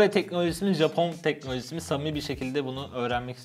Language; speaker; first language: Turkish; native; Turkish